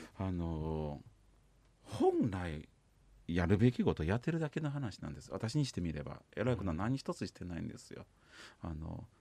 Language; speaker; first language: Japanese; non-native, fluent; Chinese